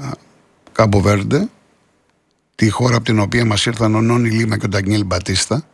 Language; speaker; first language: Greek; native; Greek